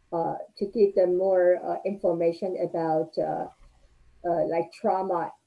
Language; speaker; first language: English; non-native, fluent; Chinese